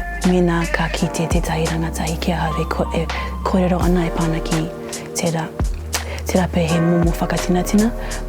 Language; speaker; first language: Māori; non-native, local second language; English